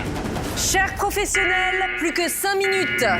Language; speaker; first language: French; native; French